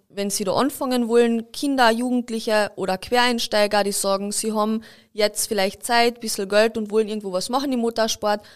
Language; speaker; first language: German; native; German